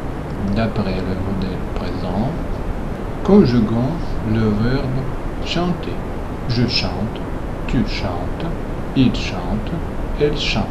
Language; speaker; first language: French; non-native, fluent; Russian